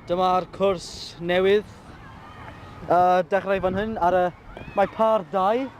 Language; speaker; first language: Welsh; non-native, local second language; English